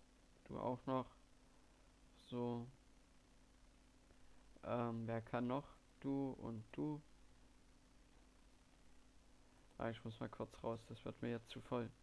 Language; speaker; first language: German; native; German